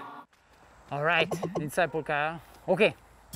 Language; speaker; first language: Korean; non-native, learner; English